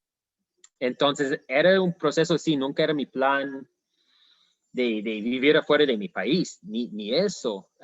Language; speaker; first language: Spanish; non-native, fluent; English